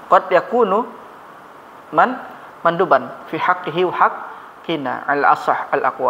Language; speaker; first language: Arabic; non-native, fluent; Indonesian